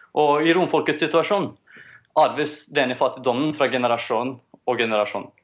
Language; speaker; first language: Norwegian; non-native, fluent; Romanian